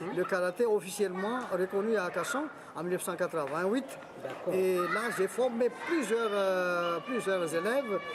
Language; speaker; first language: French; non-native, local second language; Malagasy